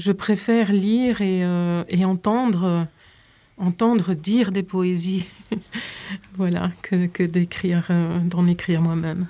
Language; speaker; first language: French; native; French